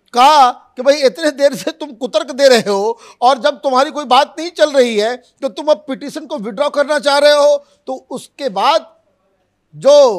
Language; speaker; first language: Hindi; native; Hindi